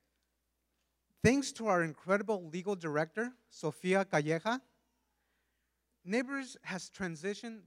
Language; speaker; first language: English; early bilingual, other home language; Spanish